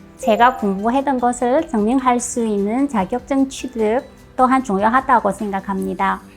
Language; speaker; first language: Korean; non-native, fluent; Chinese